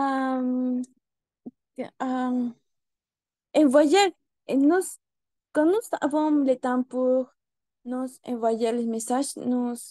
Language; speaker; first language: French; non-native, learner; Spanish